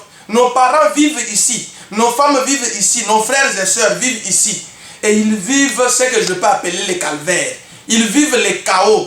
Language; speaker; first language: French; non-native, local second language; Luba-Lulua